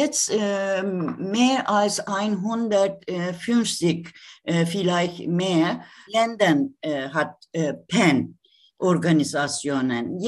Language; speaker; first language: German; non-native, learner; Turkish